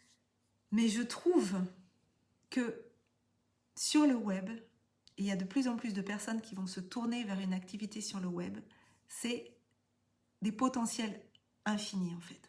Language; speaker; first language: French; native; French